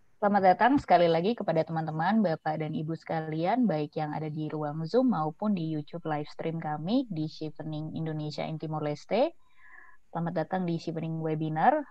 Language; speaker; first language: Indonesian; native; Indonesian